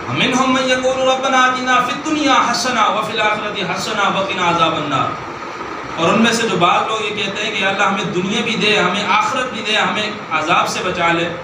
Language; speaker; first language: Urdu; non-native, local second language; Northern Hindko